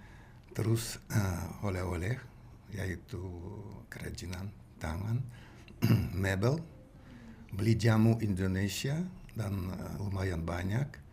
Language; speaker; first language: Indonesian; non-native, learner; Russian